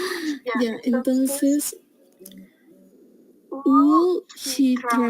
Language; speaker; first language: English; non-native, learner; Spanish